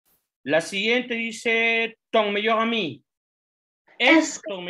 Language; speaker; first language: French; non-native, fluent; Spanish